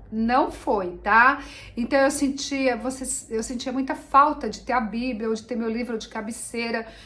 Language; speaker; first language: Portuguese; native; Portuguese